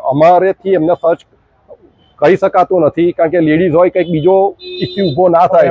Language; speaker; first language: Gujarati; native; Gujarati